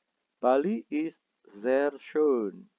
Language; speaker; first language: German; non-native, fluent; Indonesian